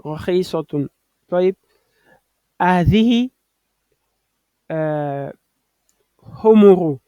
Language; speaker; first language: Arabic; non-native, fluent; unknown